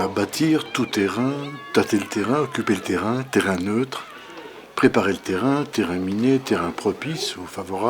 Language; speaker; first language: French; native; French